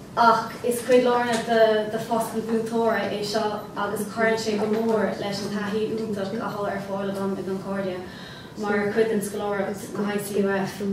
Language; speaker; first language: Irish; non-native, local second language; English